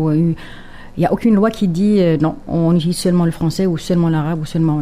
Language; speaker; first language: French; non-native, local second language; Arabic